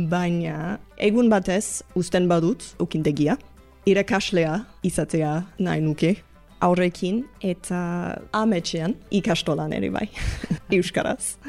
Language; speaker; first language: Basque; non-native, learner; English